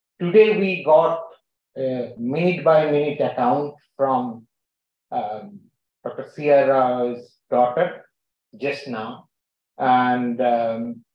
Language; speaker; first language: English; non-native, local second language; Bangla